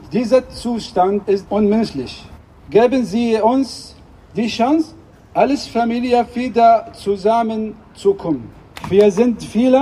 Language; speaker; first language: German; non-native, learner; Arabic